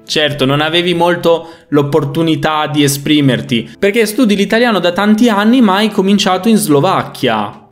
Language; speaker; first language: Italian; native; Italian